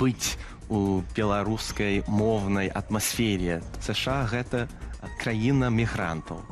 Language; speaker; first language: Belarusian; non-native, fluent; English